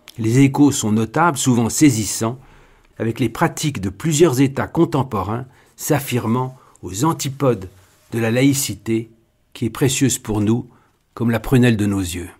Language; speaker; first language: French; native; French